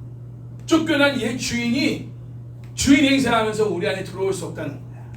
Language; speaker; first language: Korean; native; Korean